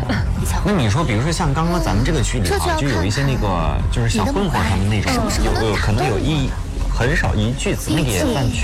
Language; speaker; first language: Chinese; native; Chinese